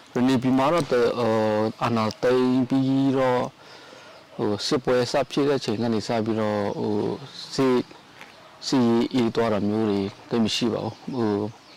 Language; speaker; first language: Burmese; non-native, local second language; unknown